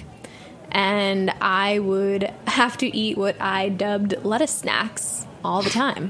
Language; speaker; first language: English; native; English